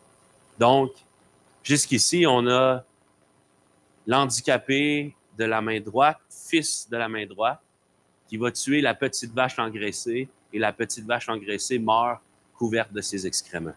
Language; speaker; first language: French; native; French